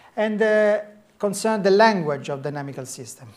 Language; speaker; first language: English; non-native, fluent; Italian